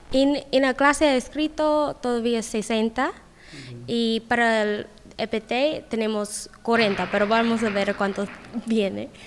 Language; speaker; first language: Spanish; non-native, learner; English